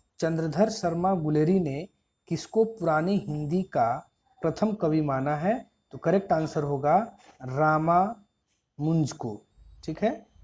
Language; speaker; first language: Hindi; native; Hindi